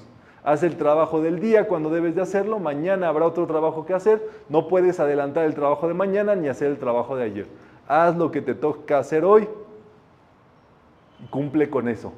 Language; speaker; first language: Spanish; native; Spanish